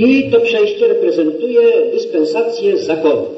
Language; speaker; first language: Polish; native; Polish